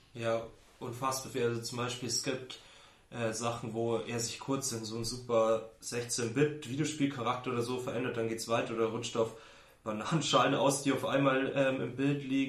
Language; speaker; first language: German; native; German